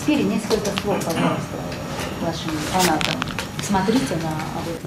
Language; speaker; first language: Russian; non-native, fluent; Japanese